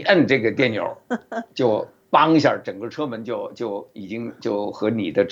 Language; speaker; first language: Chinese; native; Chinese